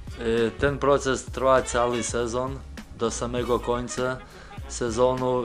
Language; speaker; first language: Polish; non-native, fluent; Lithuanian